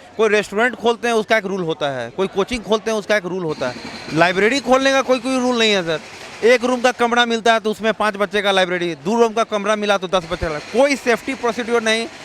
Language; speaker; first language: Hindi; native; Hindi